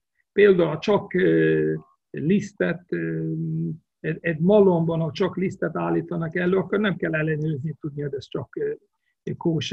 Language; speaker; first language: Hungarian; non-native, fluent; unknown